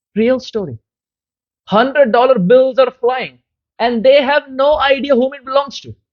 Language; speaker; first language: English; non-native, local second language; Hindi